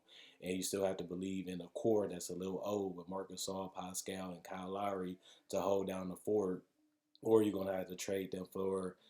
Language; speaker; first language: English; native; English